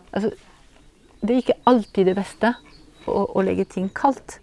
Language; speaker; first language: Norwegian; non-native, fluent; French